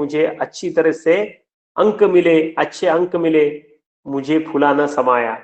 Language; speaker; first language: Hindi; non-native, local second language; Marathi